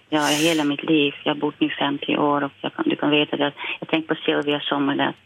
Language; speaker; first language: Swedish; non-native, fluent; Dutch